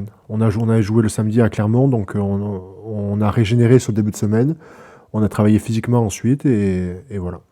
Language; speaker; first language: French; native; French